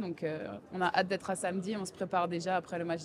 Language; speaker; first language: French; native; French